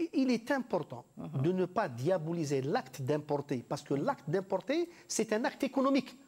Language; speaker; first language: French; non-native, local second language; Arabic